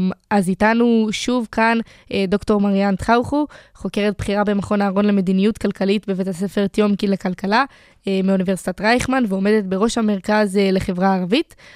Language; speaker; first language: Hebrew; native; Hebrew